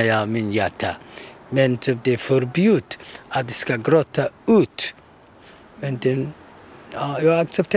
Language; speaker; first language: Swedish; non-native, learner; Somali